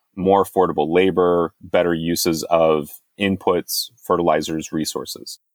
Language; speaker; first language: English; native; English